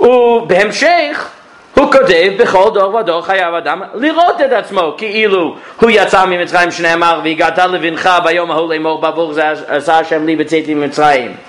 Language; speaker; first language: Hebrew; non-native, fluent; English